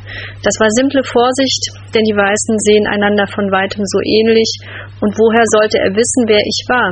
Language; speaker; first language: German; native; German